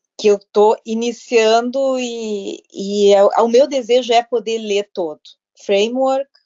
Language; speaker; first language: Portuguese; native; Portuguese